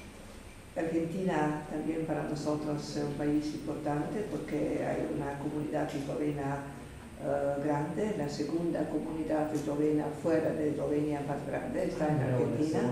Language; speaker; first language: Spanish; non-native, learner; Slovenian